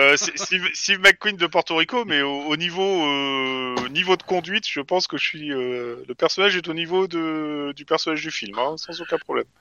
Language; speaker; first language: French; native; French